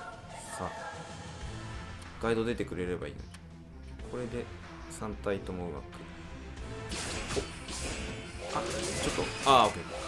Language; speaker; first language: Japanese; native; Japanese